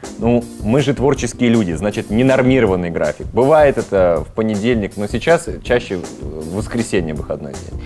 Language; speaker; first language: Russian; native; Russian